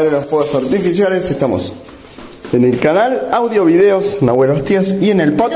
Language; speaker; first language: Spanish; native; Spanish